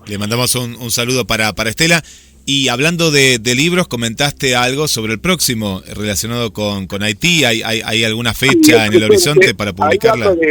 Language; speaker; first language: Spanish; native; Spanish